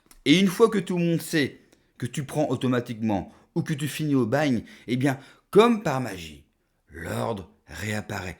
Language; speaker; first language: French; native; French